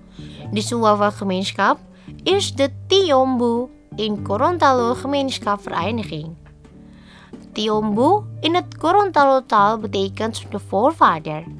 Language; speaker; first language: Dutch; non-native, learner; Indonesian